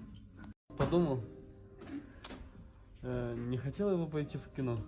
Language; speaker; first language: Russian; non-native, local second language; Kazakh